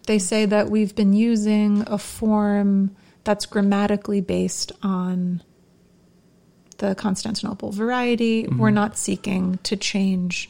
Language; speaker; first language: English; native; English